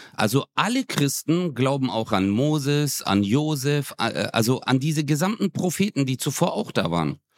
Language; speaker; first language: German; early bilingual, other home language; Turkish